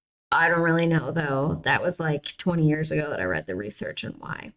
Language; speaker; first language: English; native; English